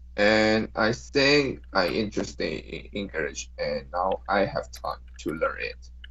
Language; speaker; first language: English; non-native, learner; Chinese